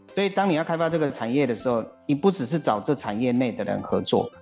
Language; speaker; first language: Chinese; native; Chinese